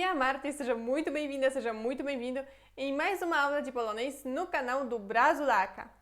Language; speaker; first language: Portuguese; non-native, fluent; Polish